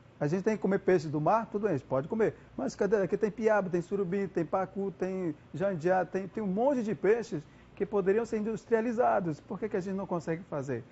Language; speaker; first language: Portuguese; non-native, local second language; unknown